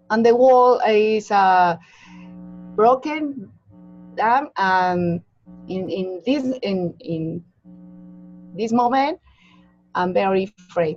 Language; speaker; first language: English; non-native, learner; Spanish